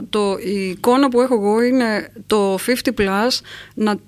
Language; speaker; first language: Greek; native; Greek